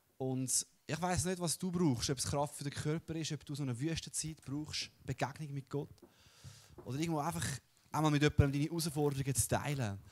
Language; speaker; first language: German; native; German